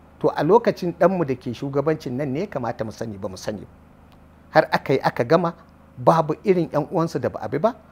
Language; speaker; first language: Hausa; native; Hausa